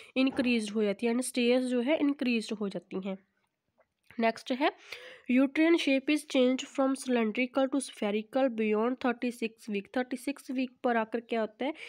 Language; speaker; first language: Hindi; non-native, local second language; Punjabi